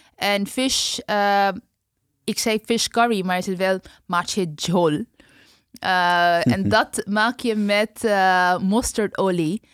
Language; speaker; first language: Dutch; non-native, fluent; Bangla